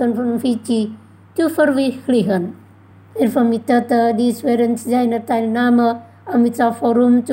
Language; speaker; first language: German; non-native, fluent; Indonesian